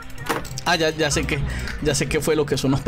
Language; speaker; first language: Spanish; native; Spanish